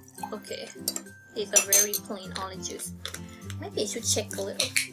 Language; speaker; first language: English; non-native, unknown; Thai